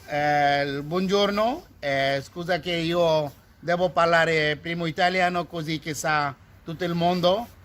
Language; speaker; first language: Italian; non-native, learner; Bangla